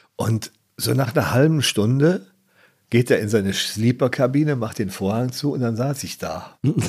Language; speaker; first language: German; native; German